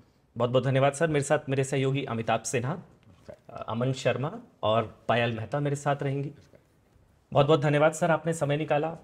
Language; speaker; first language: Hindi; native; Hindi